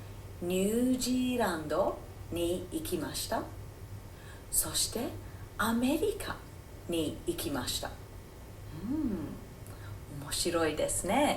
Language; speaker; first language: Japanese; non-native, fluent; English